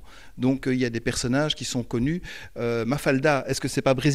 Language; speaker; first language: French; native; French